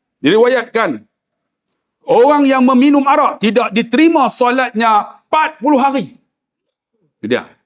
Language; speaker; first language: Malay; native; Malay